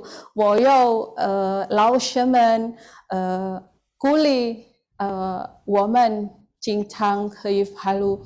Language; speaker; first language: Chinese; non-native, learner; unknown